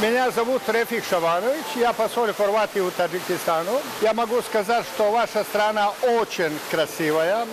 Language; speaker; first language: Russian; non-native, learner; Croatian